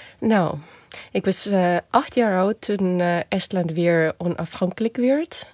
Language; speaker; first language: Dutch; non-native, fluent; Estonian